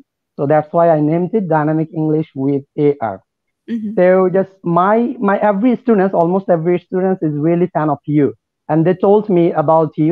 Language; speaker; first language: English; non-native, fluent; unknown